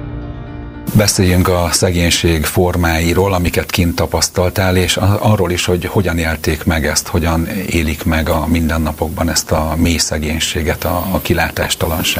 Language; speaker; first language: Hungarian; native; Hungarian